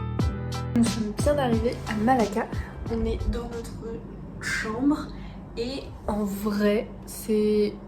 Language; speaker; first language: French; native; French